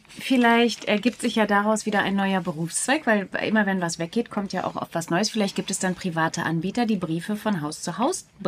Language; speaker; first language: German; native; German